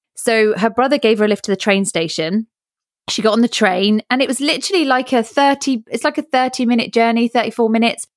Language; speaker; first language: English; native; English